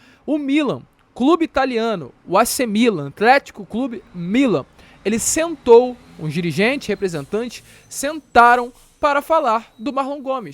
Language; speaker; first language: Portuguese; native; Portuguese